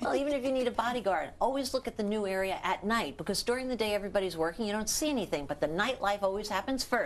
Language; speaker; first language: English; native; English